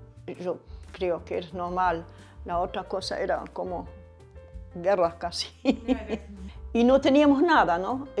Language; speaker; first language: Spanish; early bilingual, other home language; German